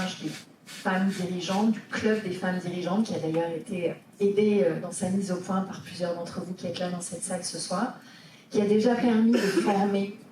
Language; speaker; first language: French; native; French